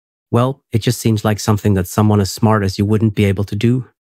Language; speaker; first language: English; native; English